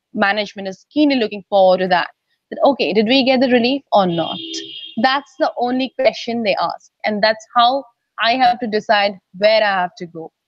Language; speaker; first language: English; non-native, local second language; Odia